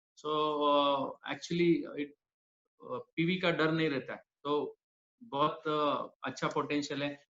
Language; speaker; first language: Hindi; non-native, local second language; Marathi